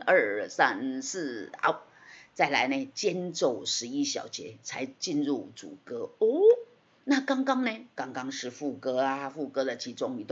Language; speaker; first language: Chinese; non-native, local second language; Min Nan Chinese